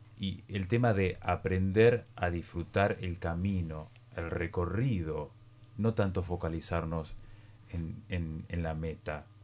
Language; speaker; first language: Spanish; native; Spanish